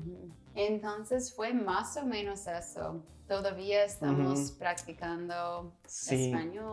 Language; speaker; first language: Spanish; non-native, learner; English